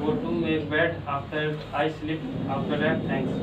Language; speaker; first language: English; non-native, learner; Hindi